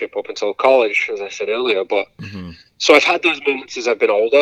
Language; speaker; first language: English; native; English